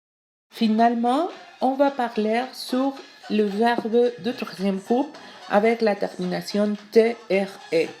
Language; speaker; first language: French; non-native, learner; Spanish